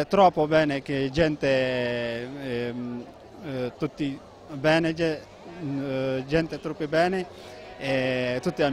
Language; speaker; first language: Italian; non-native, learner; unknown